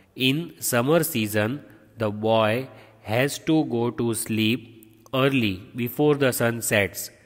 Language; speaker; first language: English; non-native, local second language; Gujarati